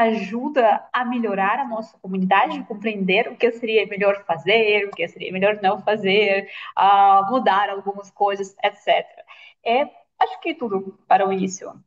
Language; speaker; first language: Portuguese; non-native, fluent; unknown